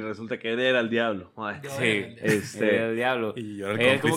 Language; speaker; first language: Spanish; native; Spanish